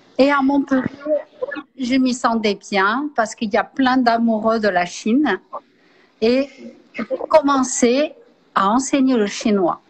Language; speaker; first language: French; non-native, fluent; Chinese